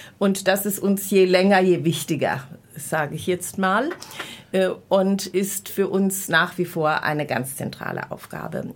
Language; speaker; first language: German; native; German